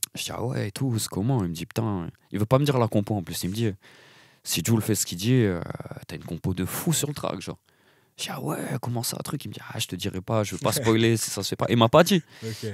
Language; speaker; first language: French; native; French